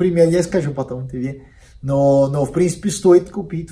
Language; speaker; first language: Russian; non-native, learner; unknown